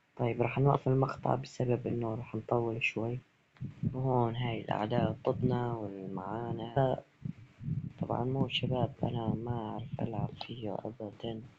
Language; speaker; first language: Arabic; native; Arabic